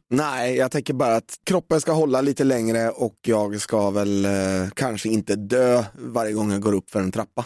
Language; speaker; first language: Swedish; native; Swedish